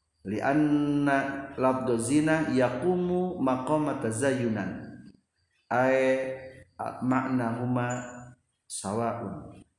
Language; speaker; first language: Arabic; non-native, fluent; Indonesian